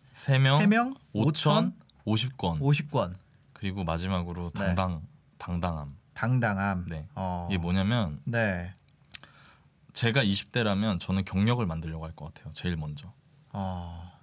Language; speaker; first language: Korean; native; Korean